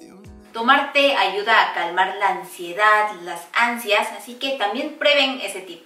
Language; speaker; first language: Spanish; non-native, fluent; Korean